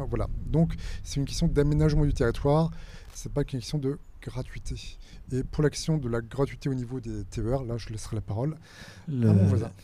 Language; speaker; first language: French; native; French